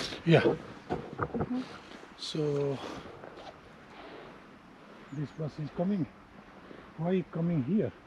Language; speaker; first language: English; non-native, learner; Hindi